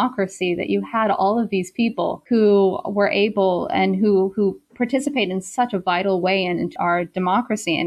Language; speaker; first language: English; native; English